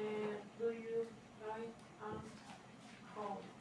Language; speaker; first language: English; non-native, learner; Spanish